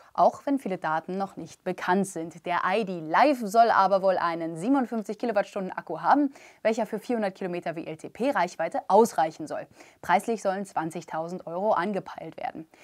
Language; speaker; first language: German; native; German